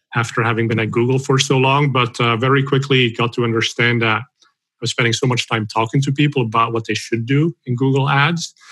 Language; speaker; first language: English; non-native, fluent; Dutch